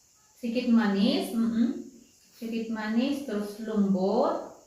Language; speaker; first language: Indonesian; non-native, learner; Filipino